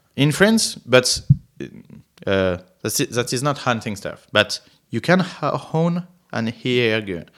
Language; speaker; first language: English; non-native, fluent; French